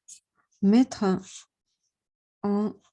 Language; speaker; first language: French; non-native, fluent; Russian